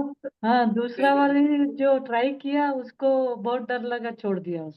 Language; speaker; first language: Hindi; non-native, local second language; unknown